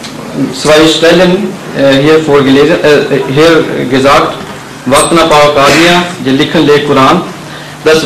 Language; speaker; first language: German; non-native, fluent; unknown